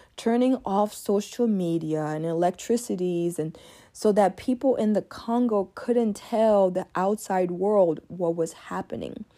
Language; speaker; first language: English; early bilingual, other home language; French